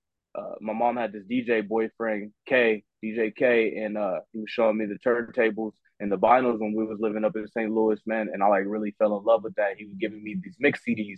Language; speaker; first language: English; native; English